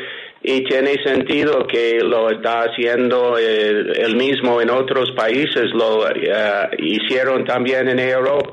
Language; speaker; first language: Spanish; non-native, fluent; English